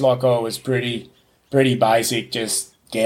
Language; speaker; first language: English; native; English